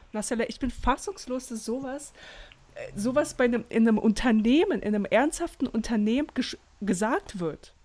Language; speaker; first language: German; early bilingual, other home language; Russian